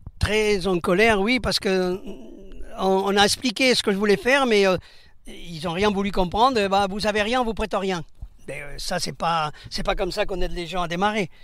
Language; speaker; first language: French; early bilingual, other home language; Spanish